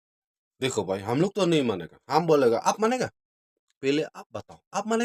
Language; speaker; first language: Hindi; non-native, local second language; Khasi